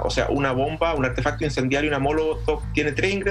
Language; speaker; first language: Spanish; native; Spanish